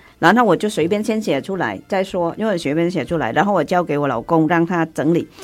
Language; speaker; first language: Chinese; non-native, fluent; Vietnamese